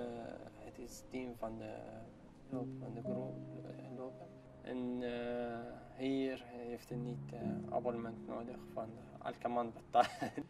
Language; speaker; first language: Dutch; non-native, learner; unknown